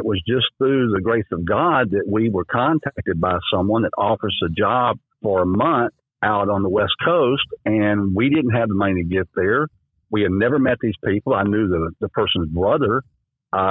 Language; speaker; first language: English; native; English